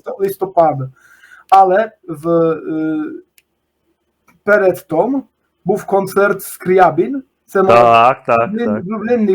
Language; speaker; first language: Polish; non-native, learner; Ukrainian